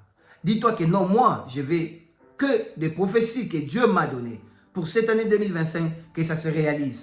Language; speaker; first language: French; non-native, local second language; Lingala